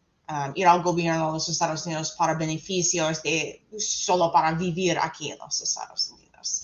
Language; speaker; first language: Spanish; non-native, fluent; English